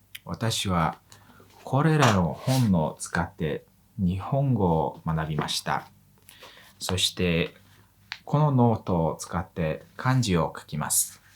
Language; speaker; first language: Japanese; non-native, learner; Mongolian